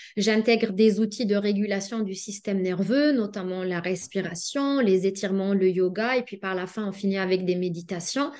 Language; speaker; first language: French; non-native, local second language; Arabic